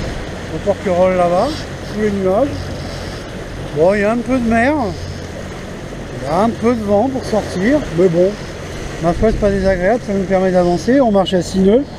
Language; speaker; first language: French; native; French